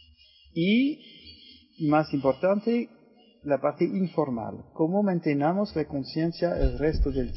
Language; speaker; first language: Spanish; non-native, fluent; French